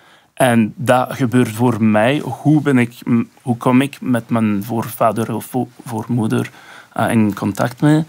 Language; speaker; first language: Dutch; non-native, local second language; French